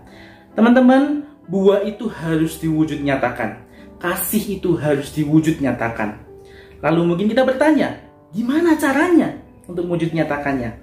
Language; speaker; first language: Indonesian; native; Indonesian